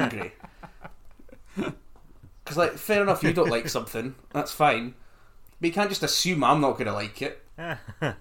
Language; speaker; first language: English; native; English